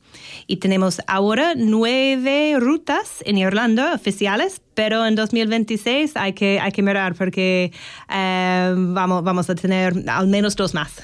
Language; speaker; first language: Spanish; non-native, learner; English